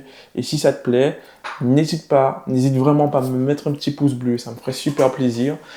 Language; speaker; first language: French; native; French